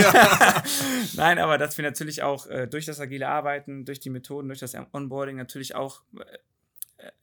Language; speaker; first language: German; native; German